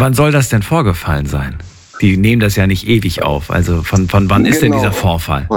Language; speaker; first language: German; native; German